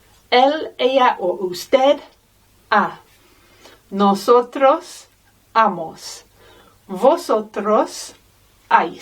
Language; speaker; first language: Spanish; non-native, fluent; English